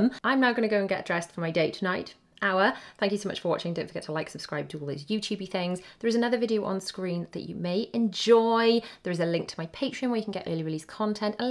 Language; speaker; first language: English; native; English